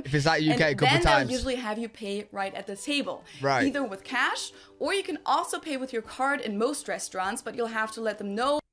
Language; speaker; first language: English; non-native, fluent; German